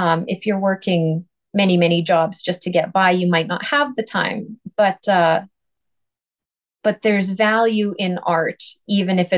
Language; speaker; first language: English; native; English